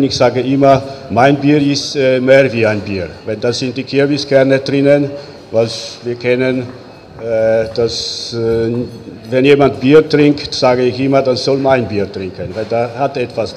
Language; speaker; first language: German; non-native, fluent; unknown